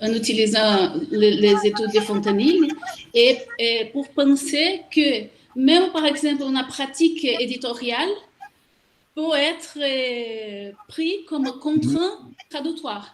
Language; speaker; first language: French; non-native, learner; Portuguese